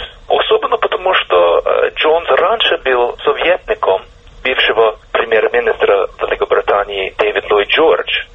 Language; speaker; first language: Russian; non-native, fluent; English